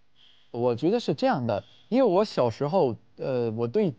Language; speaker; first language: Chinese; non-native, fluent; Arabic